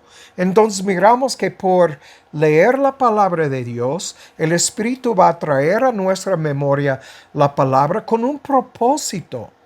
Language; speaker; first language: Spanish; non-native, fluent; English